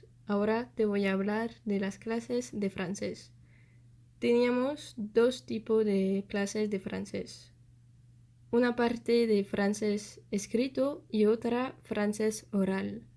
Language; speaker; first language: Spanish; non-native, fluent; French